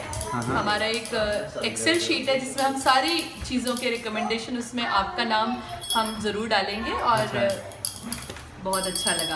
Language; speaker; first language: Hindi; native; Hindi